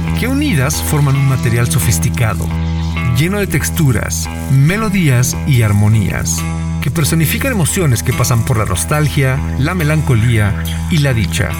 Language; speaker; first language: Spanish; native; Spanish